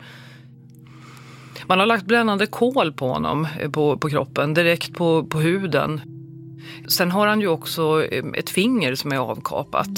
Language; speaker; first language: Swedish; native; Swedish